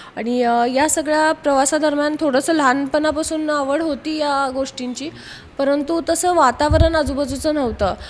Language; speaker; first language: Marathi; native; Marathi